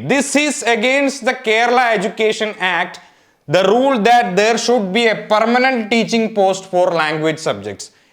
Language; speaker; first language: English; non-native, local second language; Malayalam